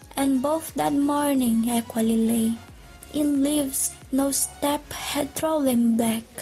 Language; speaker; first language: English; non-native, learner; Portuguese